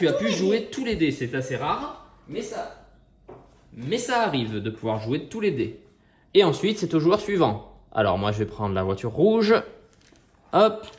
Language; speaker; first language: French; native; French